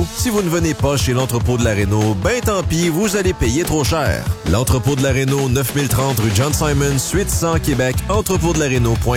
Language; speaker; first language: French; native; French